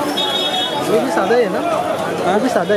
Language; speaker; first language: Hindi; non-native, local second language; Marathi